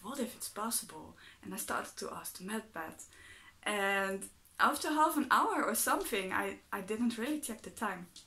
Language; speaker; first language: English; non-native, fluent; Dutch